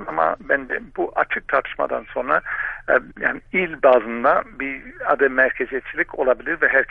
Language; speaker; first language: Turkish; non-native, fluent; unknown